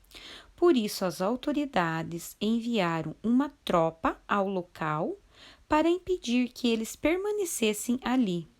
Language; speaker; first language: Portuguese; native; Portuguese